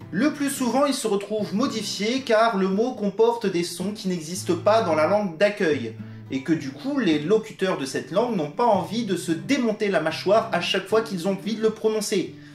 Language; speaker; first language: French; native; French